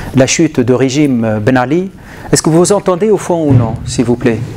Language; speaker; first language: French; non-native, local second language; Arabic